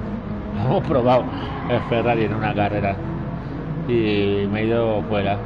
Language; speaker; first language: Spanish; native; Spanish